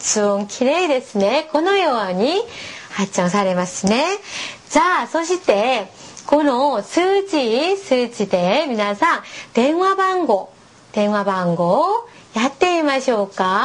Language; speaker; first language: Japanese; non-native, fluent; Korean